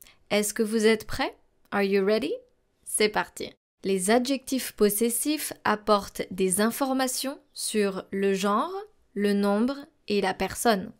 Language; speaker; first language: French; native; French